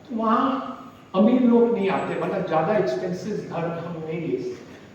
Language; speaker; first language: Hindi; non-native, local second language; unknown